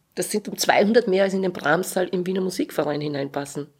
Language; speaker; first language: German; native; German